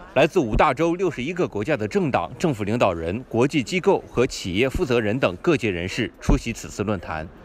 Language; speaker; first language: Chinese; native; Chinese